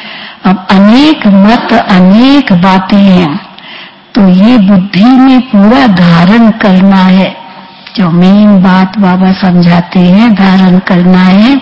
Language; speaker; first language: Hindi; native; Hindi